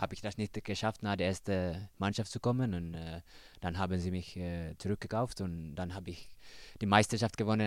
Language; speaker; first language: German; non-native, learner; Finnish